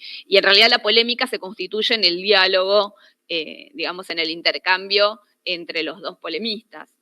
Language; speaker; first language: Spanish; native; Spanish